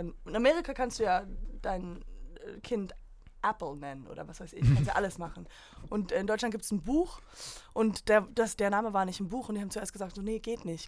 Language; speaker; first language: German; early bilingual, heritage; German